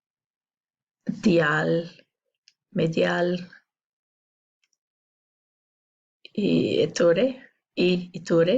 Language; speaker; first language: Albanian; non-native, learner; English